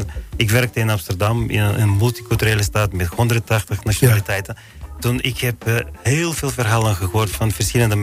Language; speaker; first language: Dutch; non-native, fluent; Bulgarian